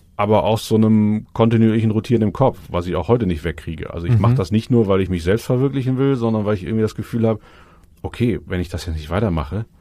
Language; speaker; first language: German; native; German